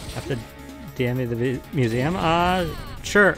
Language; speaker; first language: English; native; English